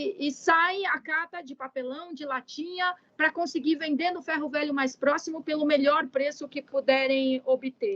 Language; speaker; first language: Portuguese; native; Portuguese